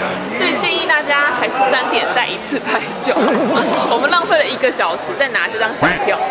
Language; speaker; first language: Chinese; native; Chinese